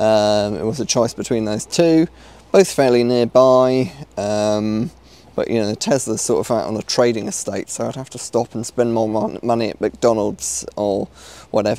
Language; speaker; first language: English; native; English